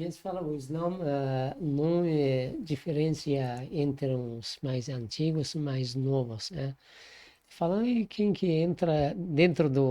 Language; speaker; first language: Portuguese; non-native, learner; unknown